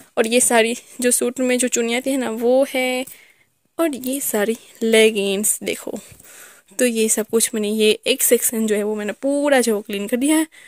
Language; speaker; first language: Hindi; non-native, local second language; Gujarati